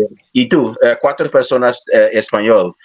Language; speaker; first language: Spanish; non-native, learner; English